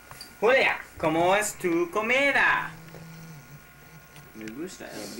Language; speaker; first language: Spanish; non-native, learner; English